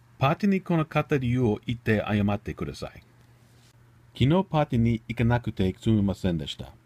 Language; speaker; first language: Japanese; non-native, learner; English